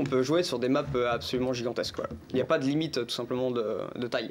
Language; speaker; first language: French; native; French